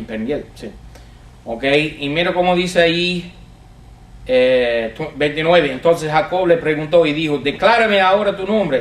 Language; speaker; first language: Spanish; non-native, fluent; English